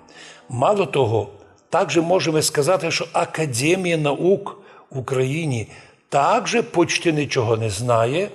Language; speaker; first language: Ukrainian; non-native, local second language; Rusyn